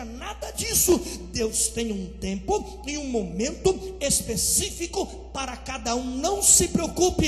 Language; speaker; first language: Portuguese; native; Portuguese